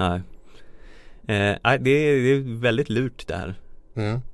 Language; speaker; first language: Swedish; native; Swedish